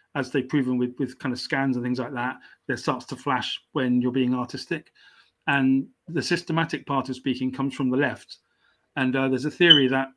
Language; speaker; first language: English; native; English